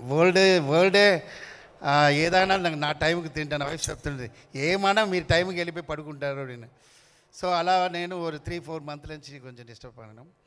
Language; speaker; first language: Telugu; non-native, learner; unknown